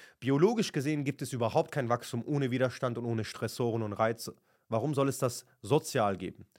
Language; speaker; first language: German; early bilingual, other home language; Kurdish